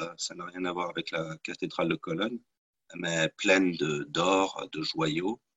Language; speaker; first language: French; native; French